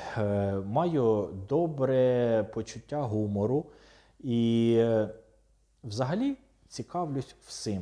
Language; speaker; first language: Ukrainian; non-native, local second language; Russian